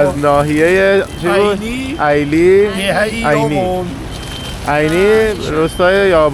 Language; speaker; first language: Persian; native; Persian